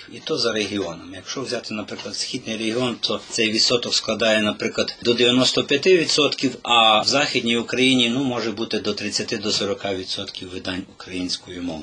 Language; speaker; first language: Ukrainian; native; Ukrainian